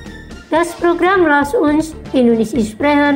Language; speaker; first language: German; non-native, learner; Indonesian